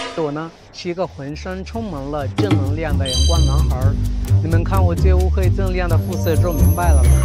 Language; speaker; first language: Chinese; non-native, fluent; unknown